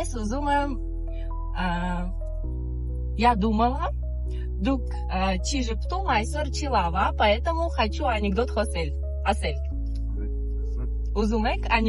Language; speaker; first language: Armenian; non-native, learner; Russian